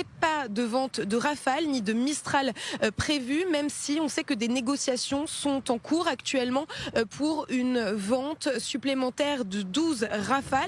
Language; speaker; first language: French; native; French